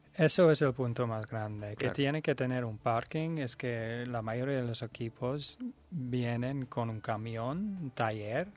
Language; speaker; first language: Spanish; non-native, fluent; Dutch